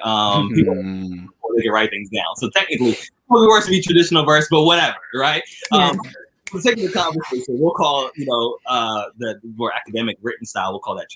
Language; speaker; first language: English; native; English